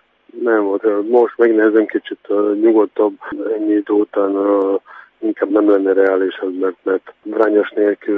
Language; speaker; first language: Hungarian; non-native, fluent; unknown